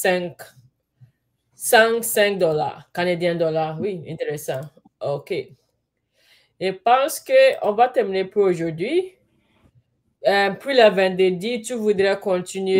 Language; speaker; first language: French; non-native, learner; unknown